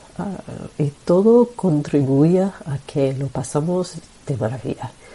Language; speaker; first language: Spanish; non-native, fluent; French